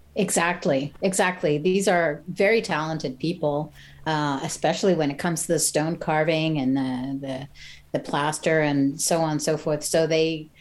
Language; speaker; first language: English; native; English